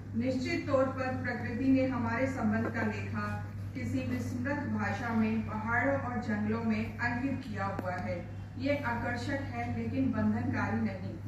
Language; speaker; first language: Hindi; non-native, local second language; Punjabi